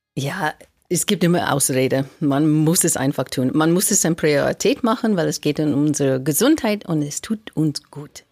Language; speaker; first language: German; non-native, fluent; English